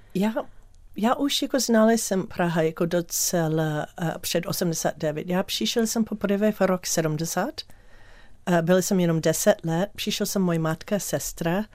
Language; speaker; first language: Czech; non-native, learner; English